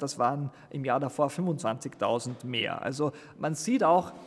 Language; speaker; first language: German; native; German